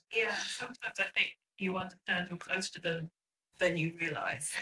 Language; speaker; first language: English; early bilingual, other home language; Akan